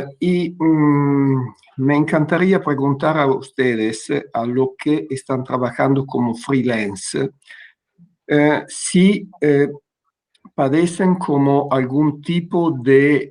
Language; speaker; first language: Spanish; non-native, fluent; Italian